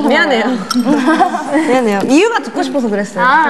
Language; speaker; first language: Korean; native; Korean